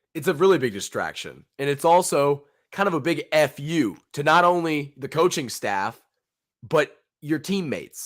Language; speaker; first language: English; native; English